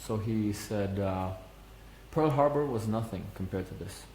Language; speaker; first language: English; non-native, fluent; Norwegian